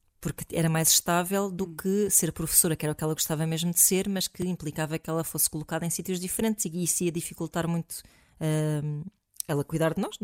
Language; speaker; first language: Portuguese; native; Portuguese